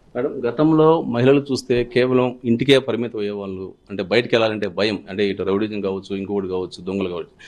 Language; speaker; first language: Telugu; native; Telugu